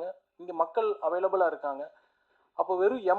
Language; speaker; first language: Tamil; native; Tamil